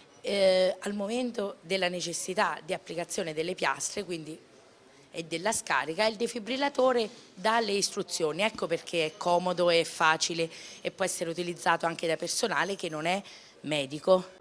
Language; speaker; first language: Italian; native; Italian